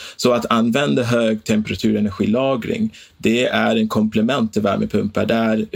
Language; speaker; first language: Swedish; non-native, fluent; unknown